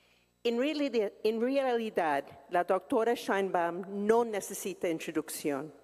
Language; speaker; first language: Spanish; non-native, fluent; English